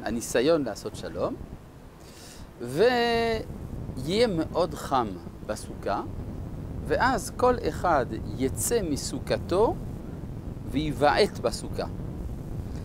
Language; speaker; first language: Hebrew; non-native, fluent; French